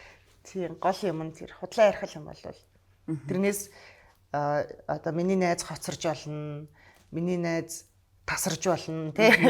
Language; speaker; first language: Mongolian; native; Mongolian